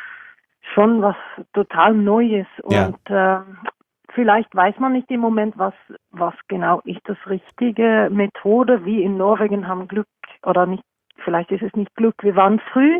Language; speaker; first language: German; non-native, fluent; Norwegian